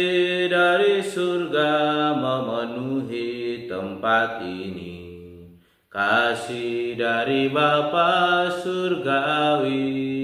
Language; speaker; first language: Indonesian; native; Indonesian